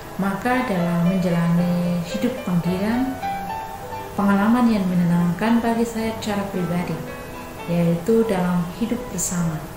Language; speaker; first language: Indonesian; non-native, local second language; Tetum